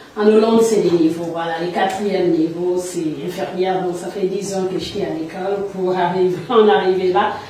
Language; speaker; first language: French; non-native, local second language; Lingala